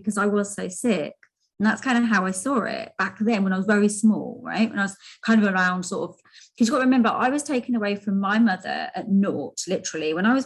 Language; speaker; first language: English; native; English